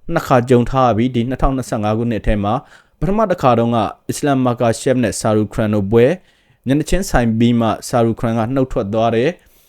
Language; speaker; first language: Burmese; native; Burmese